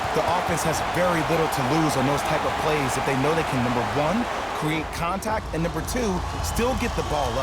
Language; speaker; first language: English; native; English